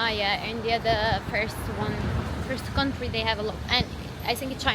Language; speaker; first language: English; non-native, learner; Arabic